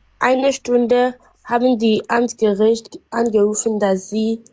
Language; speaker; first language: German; non-native, learner; Akan